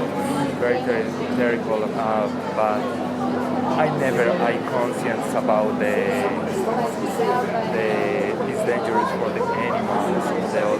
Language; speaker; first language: English; non-native, learner; Spanish